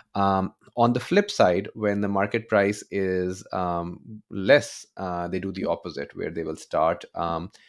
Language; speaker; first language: English; non-native, local second language; Urdu